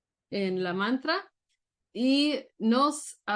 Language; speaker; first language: Spanish; non-native, learner; English